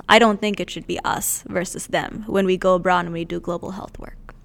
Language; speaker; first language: English; native; English